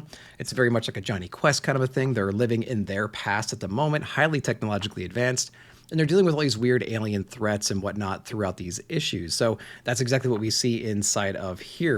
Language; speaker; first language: English; native; English